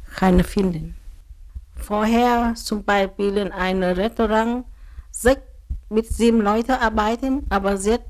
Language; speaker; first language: German; non-native, learner; Vietnamese